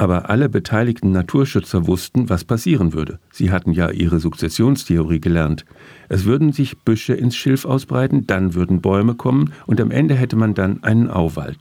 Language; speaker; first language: German; native; German